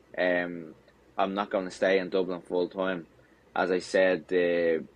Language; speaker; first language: English; native; English